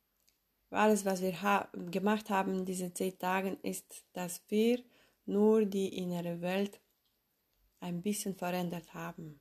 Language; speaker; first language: German; non-native, fluent; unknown